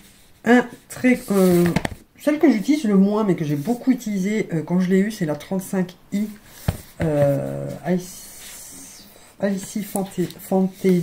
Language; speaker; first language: French; native; French